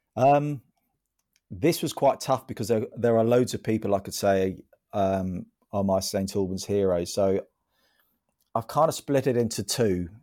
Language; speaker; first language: English; native; English